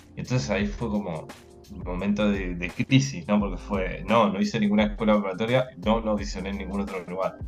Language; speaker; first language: Spanish; native; Spanish